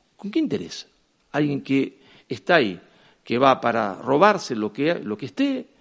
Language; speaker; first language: Spanish; native; Spanish